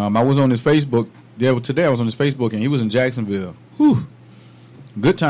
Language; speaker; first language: English; native; English